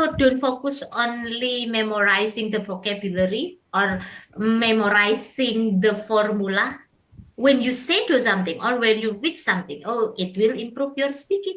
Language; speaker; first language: English; non-native, learner; Indonesian